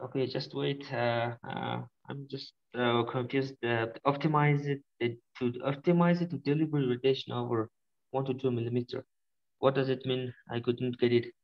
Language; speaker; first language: English; non-native, learner; Mongolian